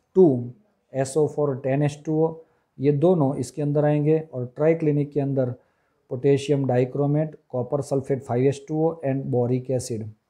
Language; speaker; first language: Hindi; non-native, local second language; Gujarati